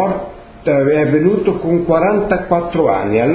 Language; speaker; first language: Italian; early bilingual, heritage; Portuguese